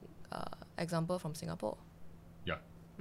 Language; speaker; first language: English; early bilingual, other home language; Chinese